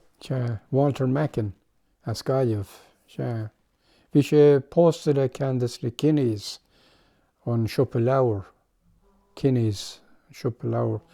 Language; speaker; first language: Irish; non-native, local second language; English